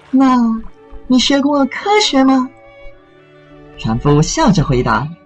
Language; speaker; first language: Chinese; native; Chinese